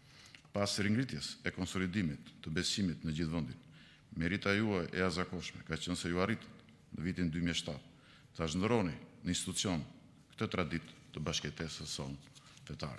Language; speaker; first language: Albanian; native; Albanian